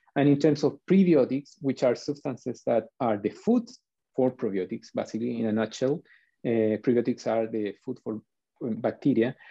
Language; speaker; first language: English; non-native, fluent; Spanish